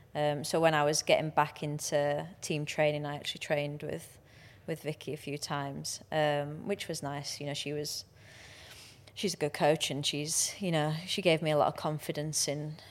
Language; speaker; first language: English; native; English